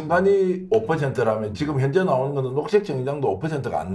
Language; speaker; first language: Korean; native; Korean